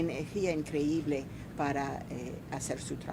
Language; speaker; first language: Spanish; non-native, fluent; English